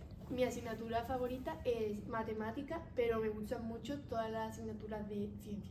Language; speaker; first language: Spanish; native; Spanish